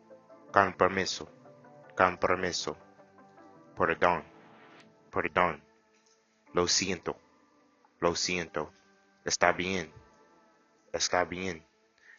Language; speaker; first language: Spanish; non-native, learner; English